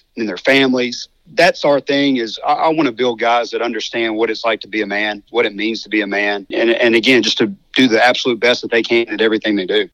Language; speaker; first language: English; native; English